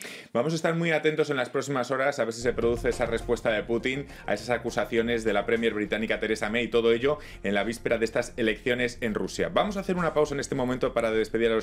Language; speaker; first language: Spanish; native; Spanish